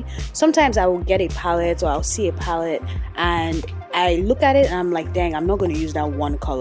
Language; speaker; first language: English; native; English